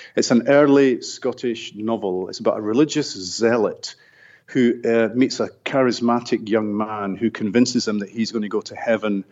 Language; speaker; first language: English; native; English